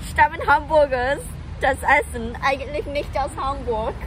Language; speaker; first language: German; non-native, fluent; Japanese